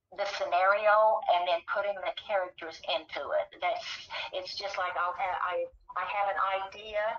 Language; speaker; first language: English; native; English